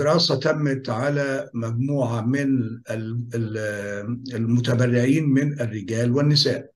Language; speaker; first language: Arabic; native; Arabic